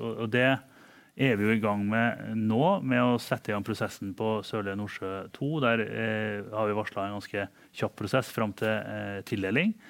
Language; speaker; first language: Norwegian; native; Norwegian